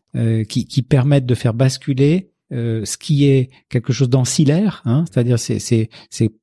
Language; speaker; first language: French; native; French